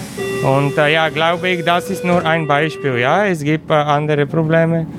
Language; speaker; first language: German; non-native, learner; Bulgarian